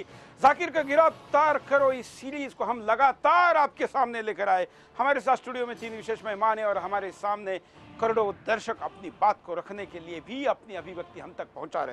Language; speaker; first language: Hindi; native; Hindi